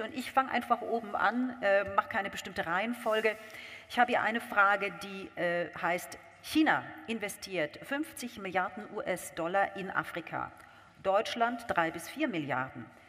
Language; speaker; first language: German; native; German